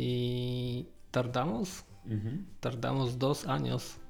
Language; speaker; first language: Spanish; non-native, learner; Polish